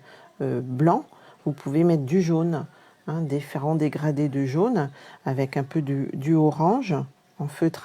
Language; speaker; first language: French; native; French